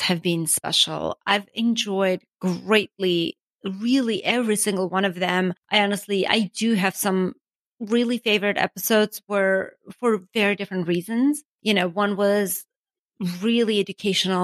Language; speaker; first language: English; non-native, fluent; Armenian